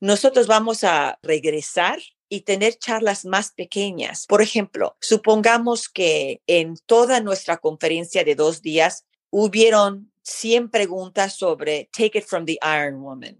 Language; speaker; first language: Spanish; early bilingual, heritage; Spanish